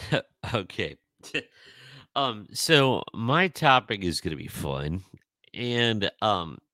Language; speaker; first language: English; native; English